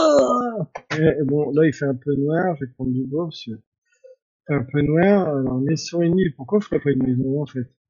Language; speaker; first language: French; native; French